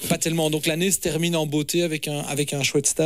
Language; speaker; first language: French; native; French